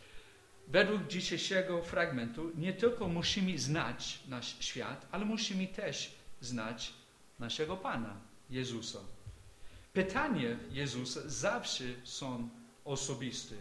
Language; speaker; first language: Polish; non-native, fluent; English